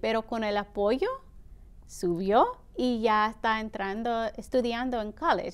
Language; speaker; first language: Spanish; early bilingual, heritage; Spanish